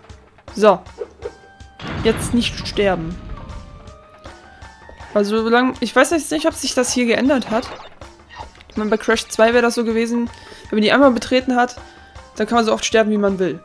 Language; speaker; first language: German; native; German